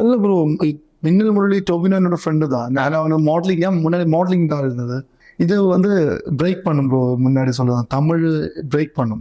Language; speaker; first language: Tamil; non-native, learner; Malayalam